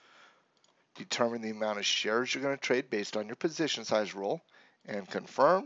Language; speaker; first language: English; native; English